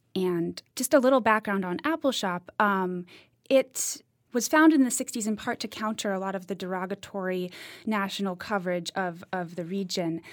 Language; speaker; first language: English; native; English